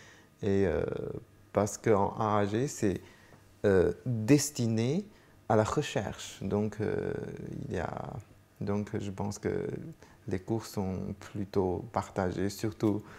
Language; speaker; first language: French; non-native, fluent; Chinese